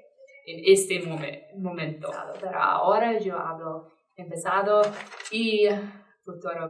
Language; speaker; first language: Spanish; non-native, learner; English